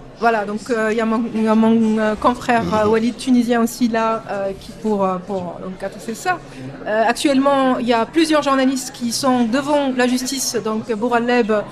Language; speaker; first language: French; non-native, local second language; Arabic